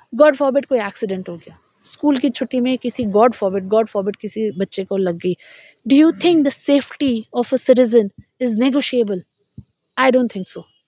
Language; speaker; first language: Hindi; native; Hindi